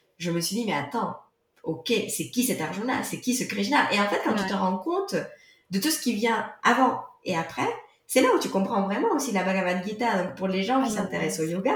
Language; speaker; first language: French; non-native, fluent; Spanish